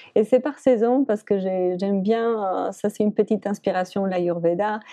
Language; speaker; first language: French; non-native, fluent; Spanish